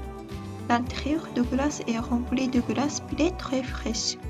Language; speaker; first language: French; non-native, fluent; Japanese